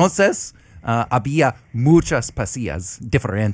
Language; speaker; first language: Spanish; non-native, learner; English